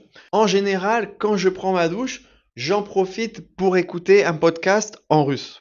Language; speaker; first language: French; native; French